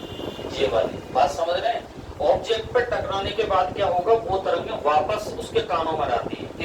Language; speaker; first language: Hindi; native; Hindi